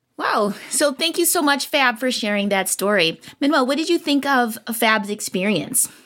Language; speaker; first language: English; native; English